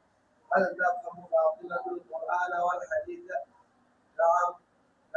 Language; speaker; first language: Arabic; non-native, learner; Bangla